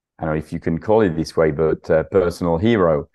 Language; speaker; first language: English; non-native, fluent; French